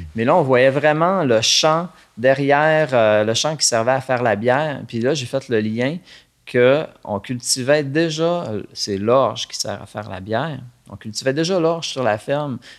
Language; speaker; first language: French; native; French